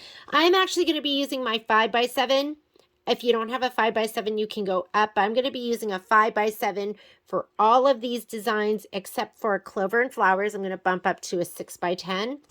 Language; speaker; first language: English; native; English